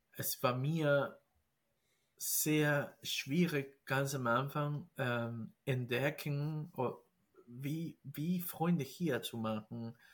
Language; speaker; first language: German; non-native, learner; Spanish